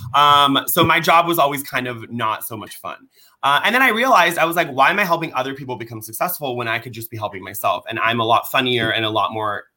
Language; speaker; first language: English; early bilingual, other home language; Persian